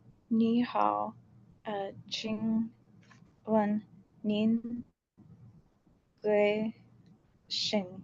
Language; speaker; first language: Chinese; non-native, learner; English